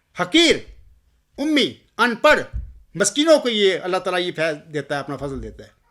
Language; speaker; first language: Urdu; non-native, local second language; Punjabi